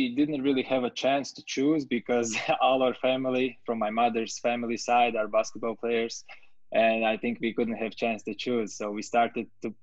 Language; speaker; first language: English; non-native, fluent; Latvian